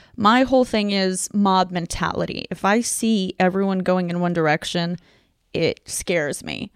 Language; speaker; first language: English; non-native, fluent; Russian